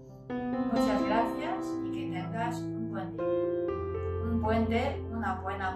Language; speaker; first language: Spanish; non-native, learner; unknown